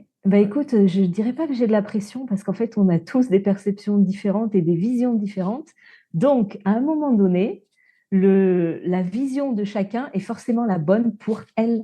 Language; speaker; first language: French; native; French